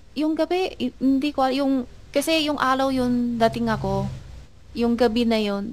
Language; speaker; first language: Filipino; non-native, learner; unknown